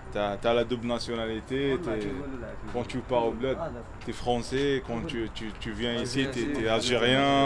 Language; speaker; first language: French; non-native, local second language; Arabic